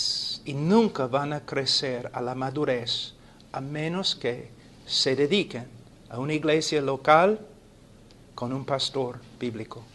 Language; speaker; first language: Spanish; non-native, fluent; English